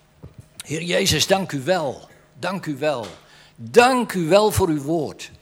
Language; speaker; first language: Dutch; native; Dutch